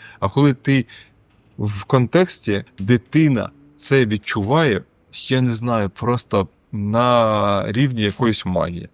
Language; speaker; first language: Ukrainian; non-native, local second language; Russian